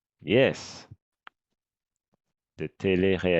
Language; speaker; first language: French; non-native, fluent; English